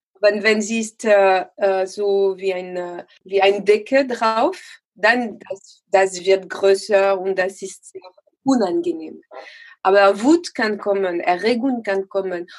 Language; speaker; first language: German; non-native, learner; French